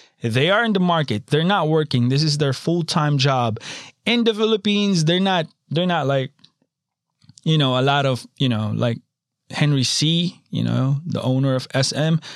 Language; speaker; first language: English; non-native, local second language; Filipino